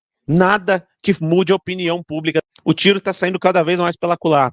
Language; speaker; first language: Portuguese; native; Portuguese